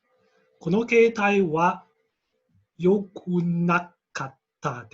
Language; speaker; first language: Japanese; non-native, learner; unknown